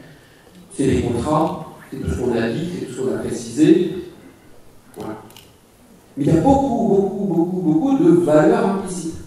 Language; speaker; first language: French; native; French